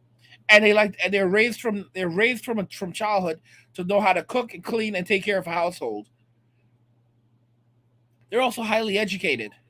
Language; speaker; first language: English; native; English